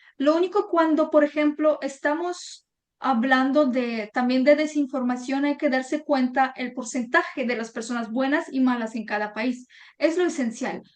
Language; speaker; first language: Spanish; non-native, fluent; Ukrainian